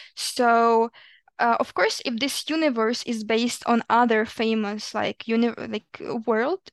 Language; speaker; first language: English; non-native, fluent; Ukrainian